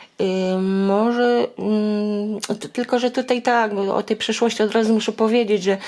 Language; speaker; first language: Polish; native; Polish